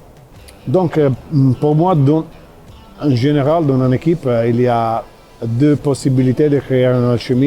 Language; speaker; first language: French; non-native, fluent; Italian